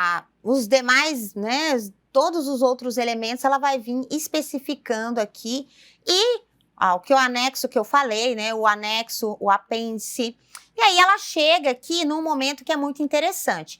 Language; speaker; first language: Portuguese; native; Portuguese